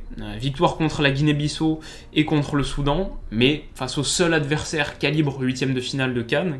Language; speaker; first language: French; native; French